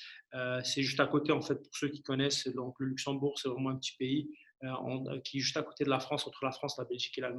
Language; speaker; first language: French; early bilingual, other home language; Arabic